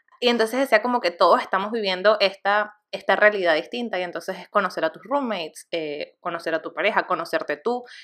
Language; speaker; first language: Spanish; native; Spanish